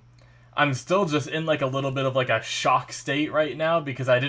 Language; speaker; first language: English; native; English